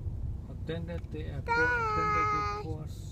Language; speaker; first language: Danish; native; Danish